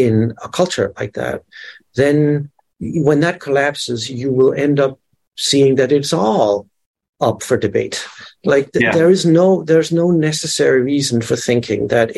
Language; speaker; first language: English; non-native, fluent; Danish